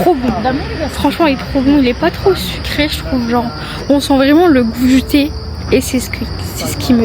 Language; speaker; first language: French; native; French